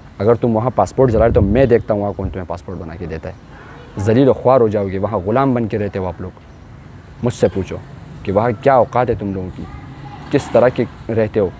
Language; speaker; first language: Urdu; non-native, local second language; Pashto